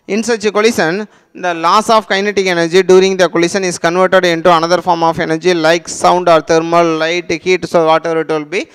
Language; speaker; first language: English; non-native, local second language; Tamil